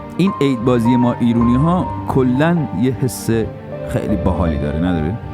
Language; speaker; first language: Persian; native; Persian